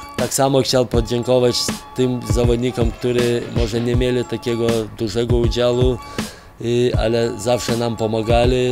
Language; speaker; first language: Polish; non-native, fluent; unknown